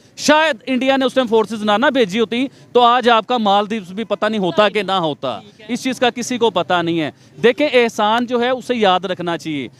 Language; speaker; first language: Urdu; non-native, local second language; Punjabi